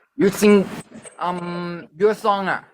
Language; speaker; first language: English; non-native, learner; Thai